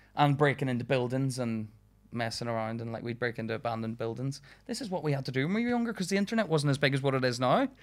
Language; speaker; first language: English; native; English